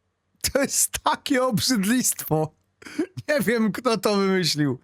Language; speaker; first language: Polish; native; Polish